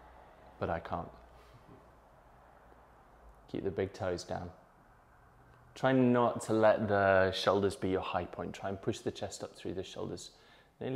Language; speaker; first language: English; native; English